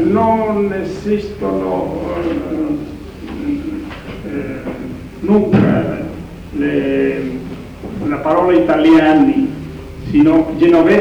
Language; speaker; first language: Italian; non-native, learner; Spanish